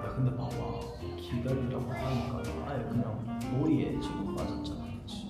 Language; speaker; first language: Korean; native; Korean